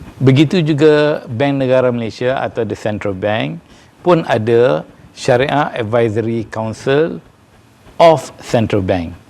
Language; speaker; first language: Malay; native; Malay